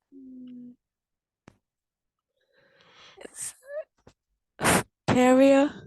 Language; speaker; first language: English; non-native, learner; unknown